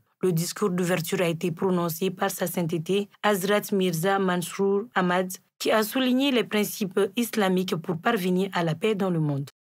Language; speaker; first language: French; non-native, local second language; Bambara